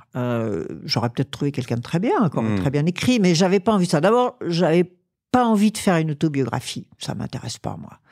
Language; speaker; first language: French; native; French